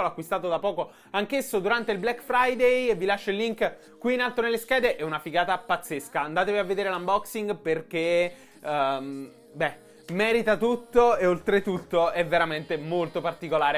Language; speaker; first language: Italian; native; Italian